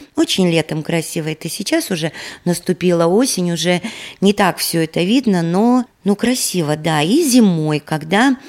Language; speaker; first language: Russian; native; Russian